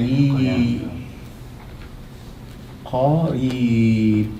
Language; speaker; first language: Arabic; non-native, fluent; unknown